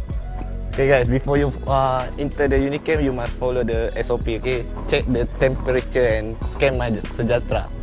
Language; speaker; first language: English; non-native, learner; Indonesian